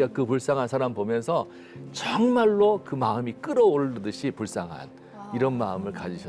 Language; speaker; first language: Korean; native; Korean